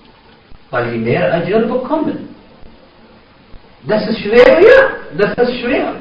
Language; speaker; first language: German; non-native, fluent; Arabic